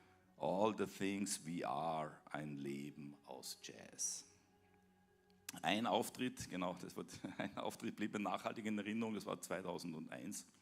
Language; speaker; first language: German; native; German